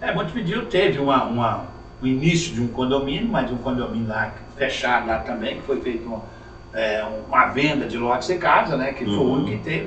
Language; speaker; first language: Portuguese; native; Portuguese